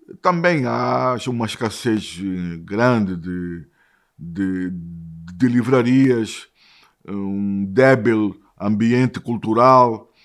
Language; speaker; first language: Portuguese; native; Portuguese